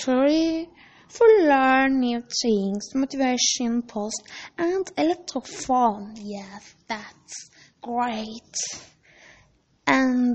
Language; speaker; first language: English; non-native, learner; Turkish